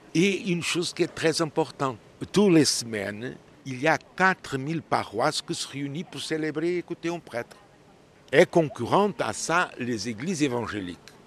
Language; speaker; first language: French; non-native, fluent; Portuguese